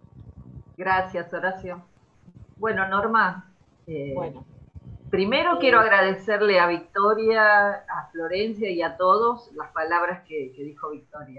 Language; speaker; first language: Spanish; native; Spanish